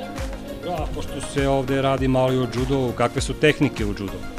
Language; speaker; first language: Serbian; native; Serbian